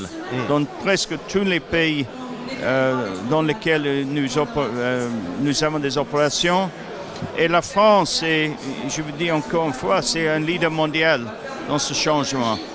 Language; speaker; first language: French; non-native, fluent; English